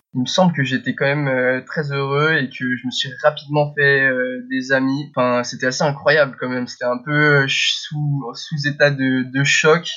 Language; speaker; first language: French; early bilingual, heritage; French